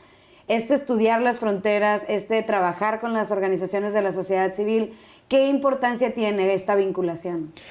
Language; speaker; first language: Spanish; native; Spanish